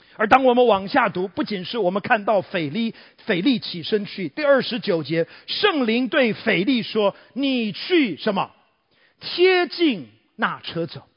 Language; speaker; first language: Chinese; native; Chinese